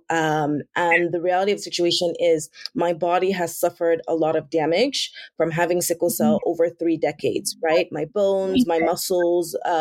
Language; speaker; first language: English; non-native, local second language; Yoruba